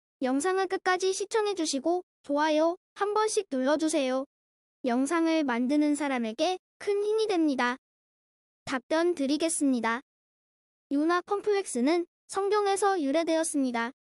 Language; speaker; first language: Korean; native; Korean